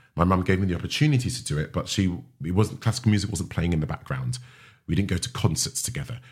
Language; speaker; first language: English; native; English